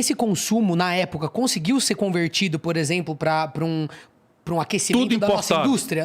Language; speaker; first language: Portuguese; native; Portuguese